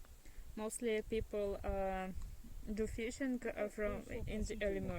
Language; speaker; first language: English; non-native, learner; Russian